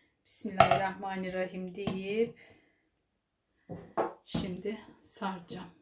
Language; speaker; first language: Turkish; native; Turkish